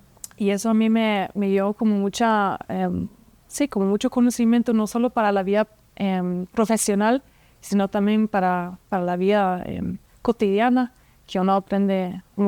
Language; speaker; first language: Spanish; non-native, fluent; German